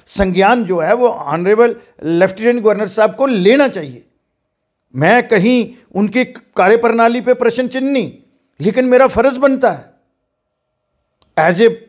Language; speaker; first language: Hindi; non-native, local second language; Dogri